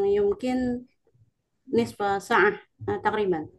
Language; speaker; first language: Arabic; non-native, learner; Indonesian